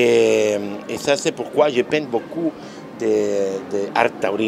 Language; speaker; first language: French; non-native, learner; Spanish